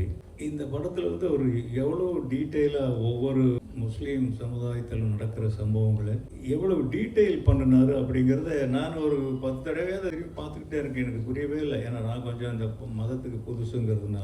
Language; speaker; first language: Tamil; native; Tamil